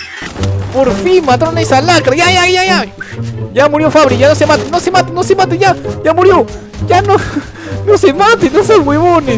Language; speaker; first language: Spanish; native; Spanish